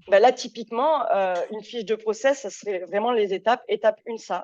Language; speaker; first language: French; native; French